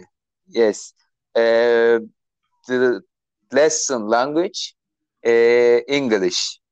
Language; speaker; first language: English; non-native, learner; Turkish